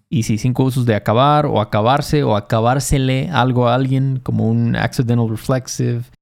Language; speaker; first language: Spanish; native; Spanish